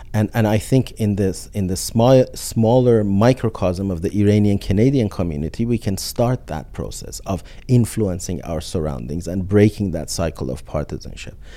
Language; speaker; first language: English; non-native, fluent; Persian